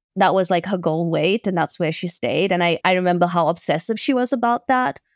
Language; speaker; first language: English; native; English